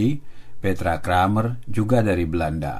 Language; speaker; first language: Indonesian; non-native, fluent; Dutch